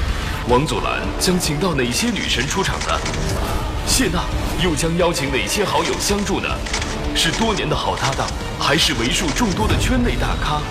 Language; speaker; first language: Chinese; native; Chinese